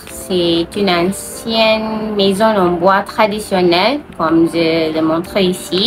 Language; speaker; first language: French; non-native, learner; Malay